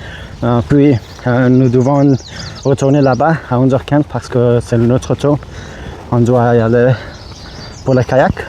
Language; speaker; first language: French; non-native, learner; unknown